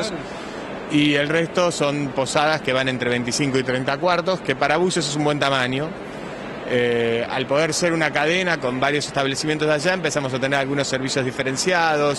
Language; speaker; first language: Spanish; native; Spanish